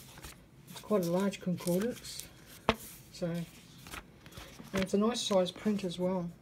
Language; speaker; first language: English; native; English